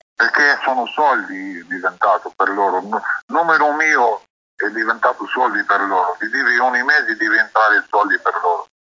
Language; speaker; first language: Italian; non-native, learner; Arabic